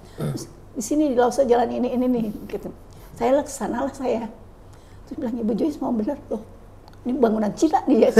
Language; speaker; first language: Indonesian; native; Indonesian